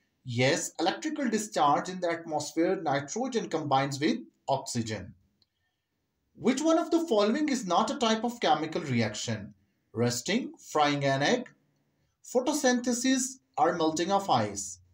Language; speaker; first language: English; non-native, local second language; Urdu